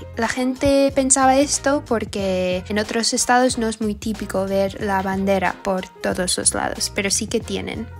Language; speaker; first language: Spanish; non-native, fluent; English